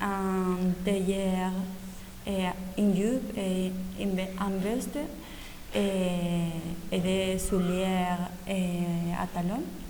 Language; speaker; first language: French; non-native, learner; Spanish